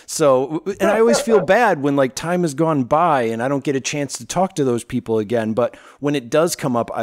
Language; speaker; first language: English; native; English